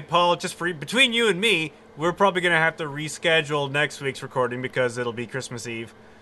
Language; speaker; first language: English; native; English